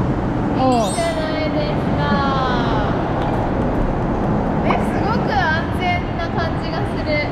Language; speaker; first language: Japanese; native; Japanese